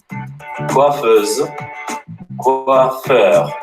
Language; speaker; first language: French; non-native, learner; Spanish